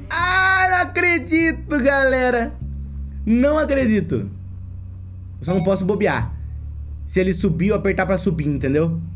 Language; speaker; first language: Portuguese; native; Portuguese